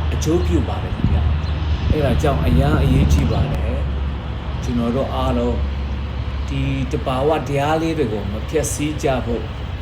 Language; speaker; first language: Burmese; non-native, local second language; Shan